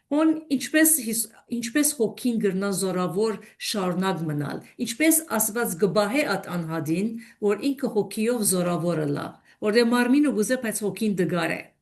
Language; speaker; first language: Armenian; native; Armenian